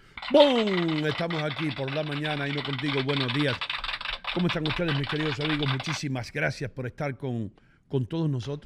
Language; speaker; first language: Spanish; native; Spanish